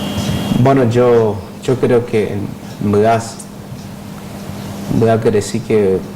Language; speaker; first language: Spanish; non-native, local second language; Guarani